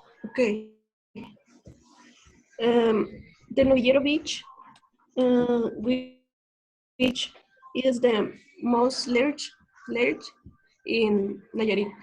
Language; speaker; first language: English; non-native, learner; Spanish